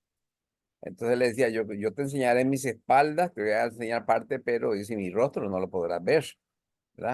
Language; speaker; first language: Spanish; native; Spanish